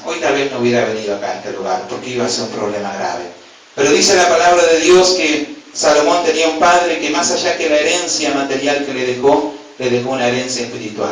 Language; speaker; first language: Spanish; native; Spanish